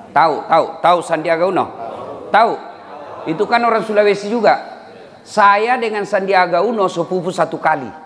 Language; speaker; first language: Indonesian; native; Indonesian